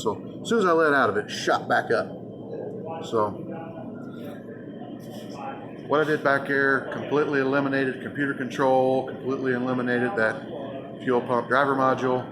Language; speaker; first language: English; native; English